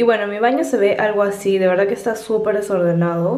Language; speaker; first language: Spanish; native; Spanish